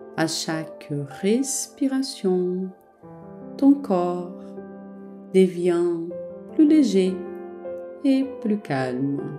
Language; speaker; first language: French; non-native, fluent; Portuguese